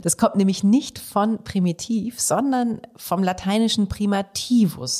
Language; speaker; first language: German; native; German